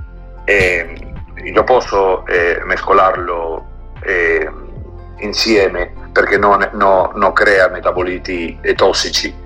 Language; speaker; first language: Italian; non-native, learner; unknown